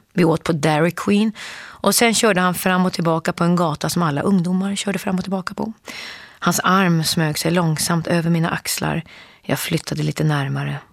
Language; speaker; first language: Swedish; native; Swedish